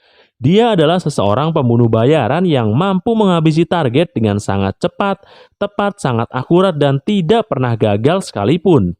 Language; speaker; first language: Indonesian; native; Indonesian